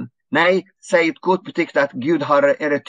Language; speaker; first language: Swedish; non-native, fluent; Arabic